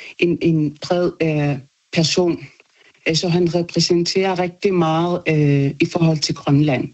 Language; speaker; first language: Danish; non-native, local second language; Kalaallisut